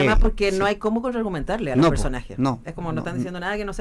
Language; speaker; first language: Spanish; native; Spanish